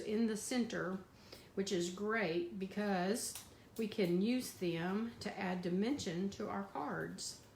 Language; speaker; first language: English; native; English